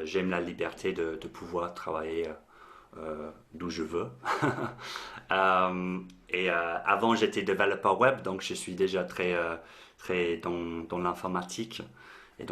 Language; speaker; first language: French; non-native, fluent; English